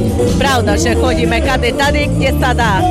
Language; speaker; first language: Slovak; non-native, local second language; Hungarian